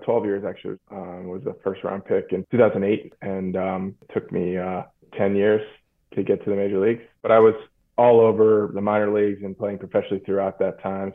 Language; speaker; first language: English; native; English